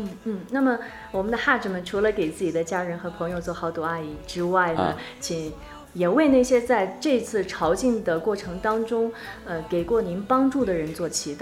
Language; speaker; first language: Chinese; native; Chinese